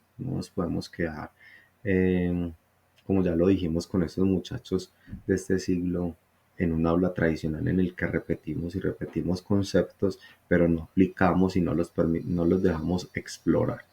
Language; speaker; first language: Spanish; native; Spanish